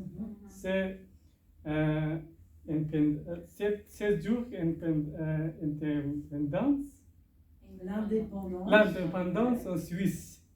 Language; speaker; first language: French; non-native, learner; Persian